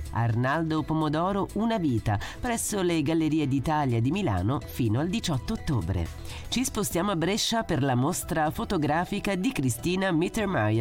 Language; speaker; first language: Italian; native; Italian